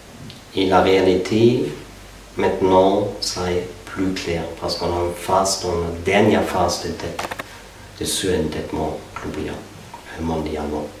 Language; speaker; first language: French; non-native, fluent; German